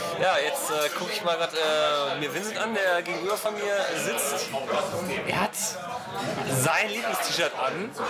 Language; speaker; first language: German; native; German